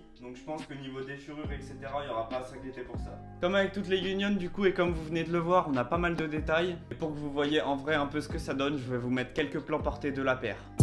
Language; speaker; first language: French; native; French